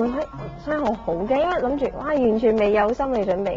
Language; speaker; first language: Cantonese; early bilingual, heritage; Cantonese